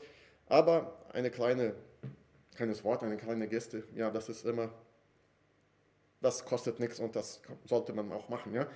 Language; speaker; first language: German; non-native, fluent; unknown